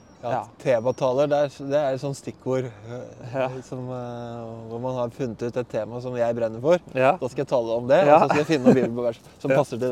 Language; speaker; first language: Norwegian; native; Norwegian